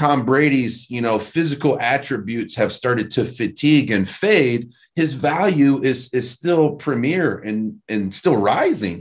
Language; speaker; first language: English; native; English